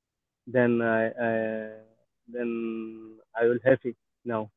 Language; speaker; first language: English; non-native, learner; Bangla